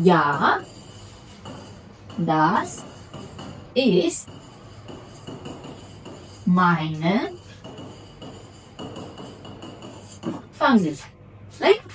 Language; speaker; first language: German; non-native, learner; Hindi